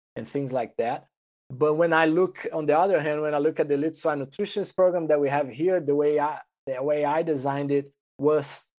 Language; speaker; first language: English; non-native, fluent; Portuguese